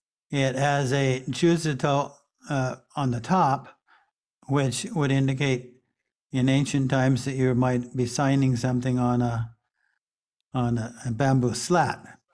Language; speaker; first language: English; native; English